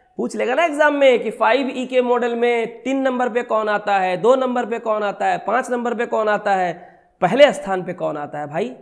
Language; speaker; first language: Hindi; native; Hindi